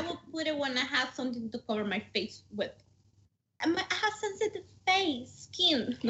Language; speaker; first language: English; non-native, fluent; Spanish